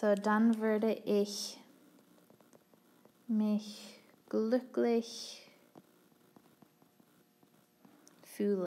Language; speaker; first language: German; non-native, fluent; English